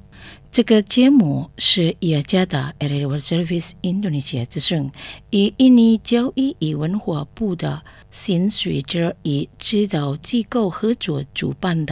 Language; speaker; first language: Chinese; non-native, learner; Indonesian